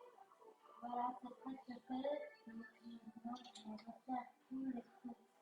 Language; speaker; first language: French; non-native, learner; Chinese